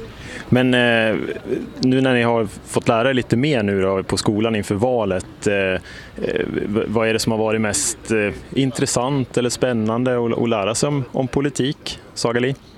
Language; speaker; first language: Swedish; native; Swedish